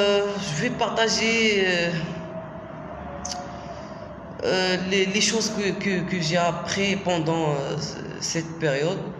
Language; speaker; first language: French; non-native, local second language; Arabic